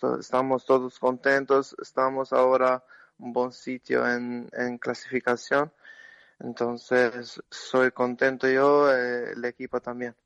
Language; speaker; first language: Spanish; non-native, learner; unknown